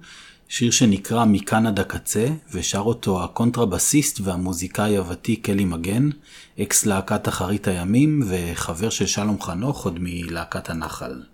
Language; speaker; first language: Hebrew; native; Hebrew